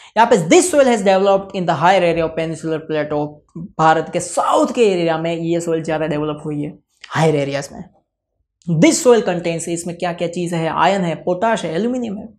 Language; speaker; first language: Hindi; non-native, local second language; Gujarati